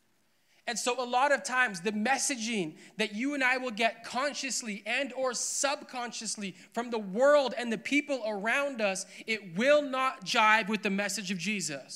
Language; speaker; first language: English; native; English